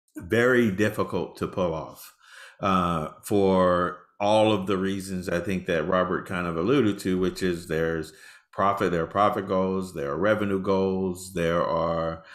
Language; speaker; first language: English; native; English